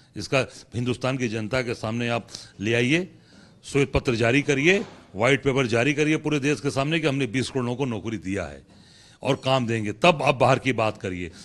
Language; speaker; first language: Hindi; native; Hindi